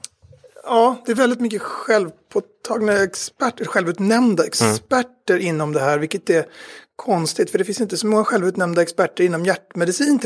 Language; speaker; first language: Swedish; native; Swedish